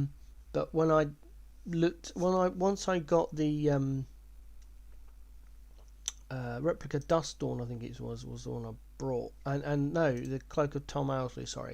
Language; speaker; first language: English; native; English